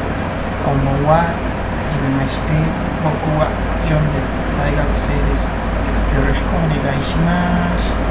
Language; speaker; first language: Japanese; non-native, learner; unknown